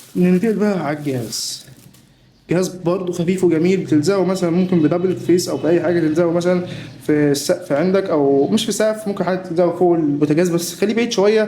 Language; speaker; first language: Arabic; native; Arabic